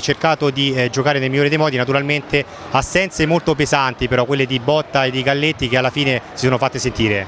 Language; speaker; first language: Italian; native; Italian